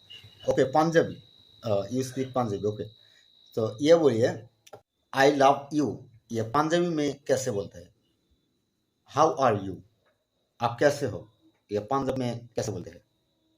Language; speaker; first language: Hindi; non-native, learner; Bangla